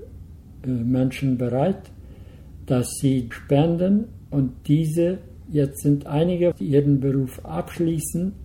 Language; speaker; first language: German; early bilingual, heritage; Low German